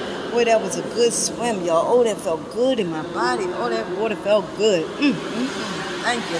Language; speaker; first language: English; native; English